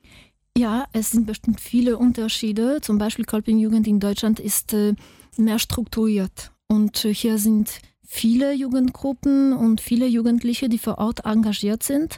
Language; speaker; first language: German; non-native, fluent; Polish